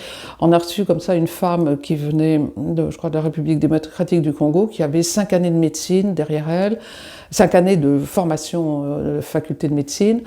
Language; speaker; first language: French; native; French